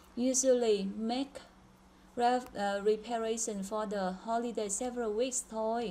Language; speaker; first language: English; non-native, fluent; Vietnamese